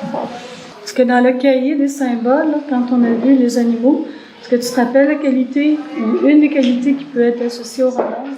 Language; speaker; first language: French; native; French